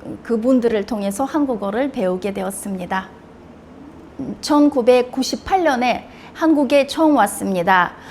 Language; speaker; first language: Korean; non-native, fluent; Russian